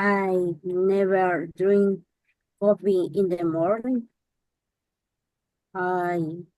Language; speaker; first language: English; non-native, learner; Spanish